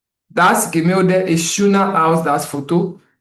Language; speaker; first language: German; non-native, learner; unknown